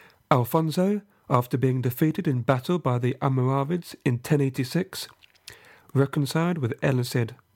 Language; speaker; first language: English; native; English